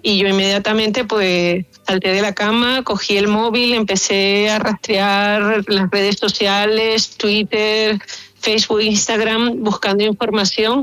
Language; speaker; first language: Spanish; native; Spanish